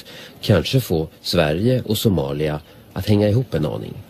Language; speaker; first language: Swedish; native; Swedish